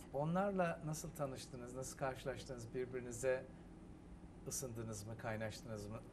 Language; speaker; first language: Turkish; native; Turkish